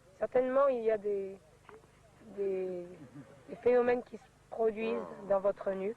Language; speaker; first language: French; native; French